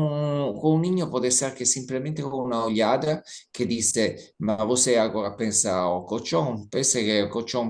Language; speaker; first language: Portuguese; non-native, learner; Italian